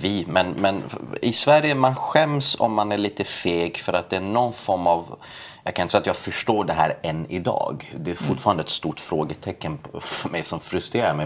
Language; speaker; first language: Swedish; early bilingual, other home language; Persian